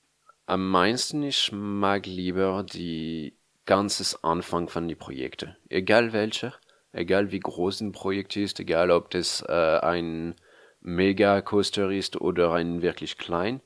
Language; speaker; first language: German; non-native, fluent; French